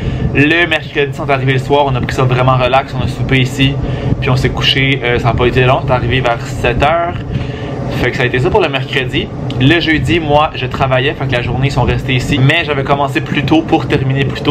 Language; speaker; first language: French; native; French